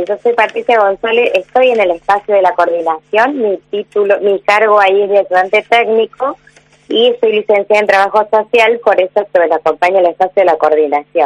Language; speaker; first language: Spanish; native; Spanish